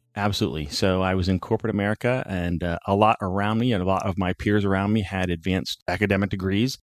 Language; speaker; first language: English; native; English